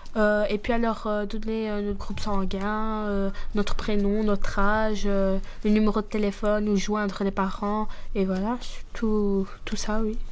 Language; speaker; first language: French; native; French